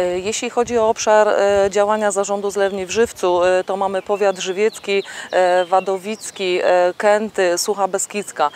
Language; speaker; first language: Polish; native; Polish